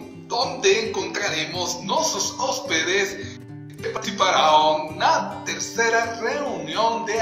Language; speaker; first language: Portuguese; non-native, learner; Spanish